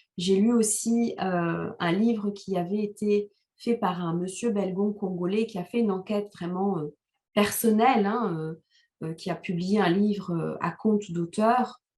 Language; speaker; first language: French; non-native, local second language; Kinyarwanda